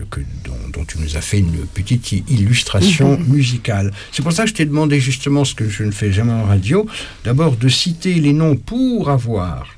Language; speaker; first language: French; native; French